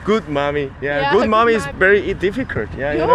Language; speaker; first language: English; non-native, learner; Korean